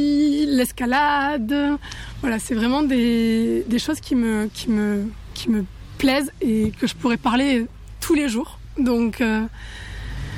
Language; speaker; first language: French; native; French